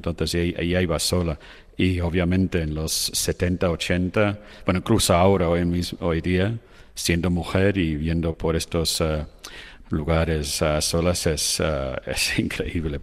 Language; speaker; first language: Spanish; non-native, fluent; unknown